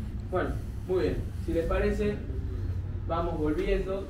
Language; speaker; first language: Spanish; native; Spanish